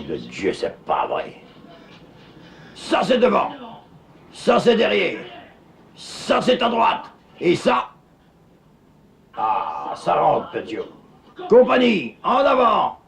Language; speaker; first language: French; native; French